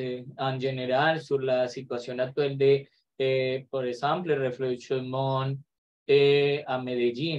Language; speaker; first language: French; non-native, learner; Spanish